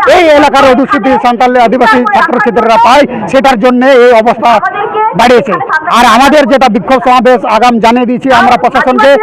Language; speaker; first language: Bangla; non-native, local second language; Santali